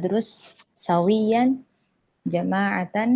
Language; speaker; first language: Arabic; non-native, fluent; Indonesian